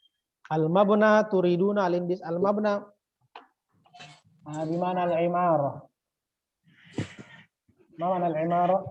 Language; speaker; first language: Arabic; non-native, fluent; Indonesian